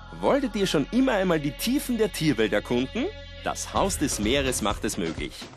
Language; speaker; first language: German; native; German